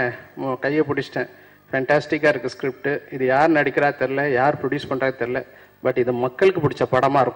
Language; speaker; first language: Tamil; native; Tamil